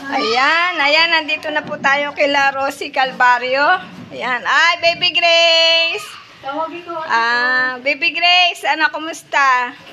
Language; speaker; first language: Filipino; native; Filipino